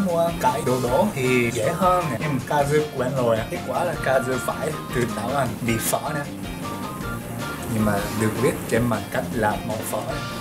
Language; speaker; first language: Vietnamese; non-native, learner; Japanese